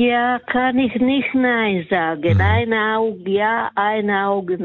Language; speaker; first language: German; non-native, learner; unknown